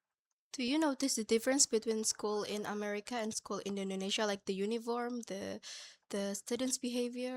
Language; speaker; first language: English; non-native, learner; Indonesian